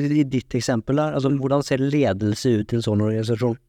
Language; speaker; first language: Swedish; non-native, fluent; Norwegian